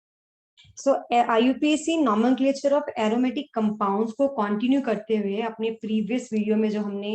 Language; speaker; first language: Hindi; native; Hindi